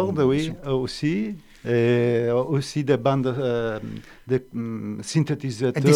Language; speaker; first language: French; non-native, fluent; Italian